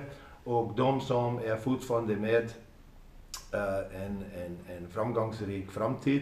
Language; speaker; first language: Swedish; non-native, fluent; German